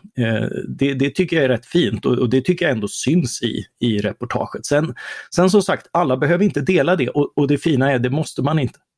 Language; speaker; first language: Swedish; native; Swedish